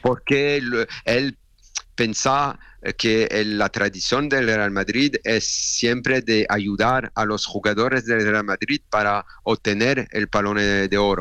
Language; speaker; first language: Spanish; non-native, learner; French